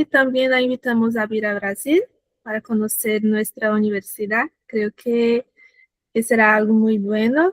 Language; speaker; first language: Spanish; non-native, fluent; Portuguese